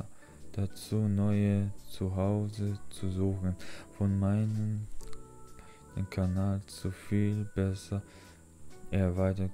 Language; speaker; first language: German; non-native, learner; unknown